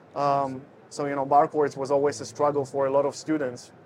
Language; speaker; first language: English; non-native, fluent; Russian